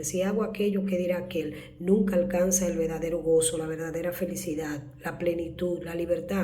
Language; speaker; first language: Spanish; native; Spanish